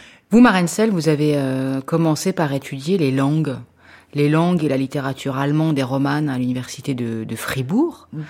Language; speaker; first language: French; native; French